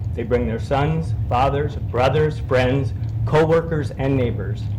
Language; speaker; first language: English; native; English